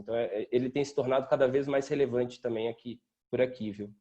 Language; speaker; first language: Portuguese; native; Portuguese